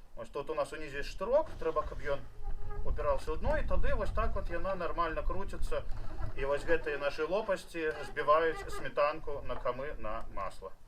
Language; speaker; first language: Belarusian; native; Belarusian